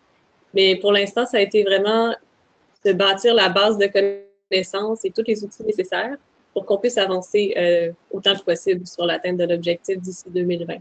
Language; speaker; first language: French; native; French